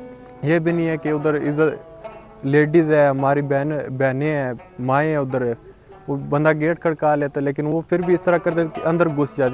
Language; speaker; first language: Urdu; early bilingual, other home language; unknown